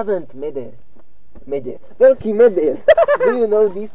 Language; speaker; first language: English; non-native, learner; Slovak